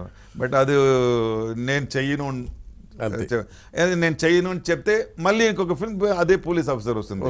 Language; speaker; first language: Telugu; non-native, local second language; Tamil